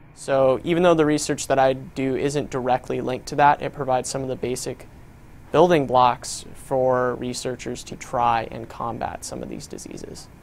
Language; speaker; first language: English; native; English